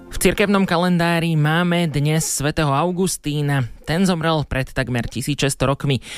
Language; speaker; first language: Slovak; native; Slovak